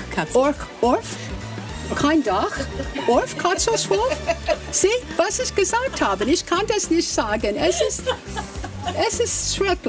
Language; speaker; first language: German; non-native, learner; English